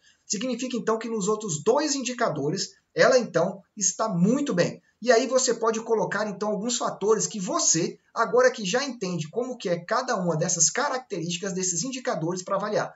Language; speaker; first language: Portuguese; native; Portuguese